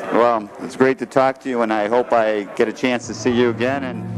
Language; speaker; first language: English; native; English